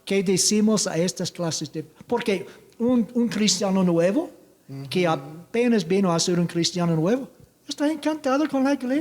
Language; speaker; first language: Spanish; non-native, learner; English